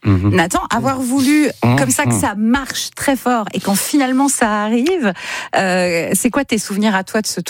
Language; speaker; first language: French; native; French